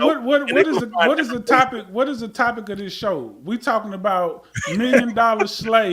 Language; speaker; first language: English; native; English